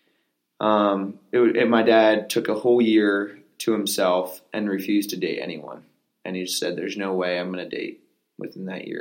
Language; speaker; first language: English; native; English